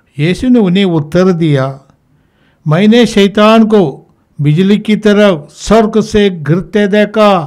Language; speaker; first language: Hindi; native; Hindi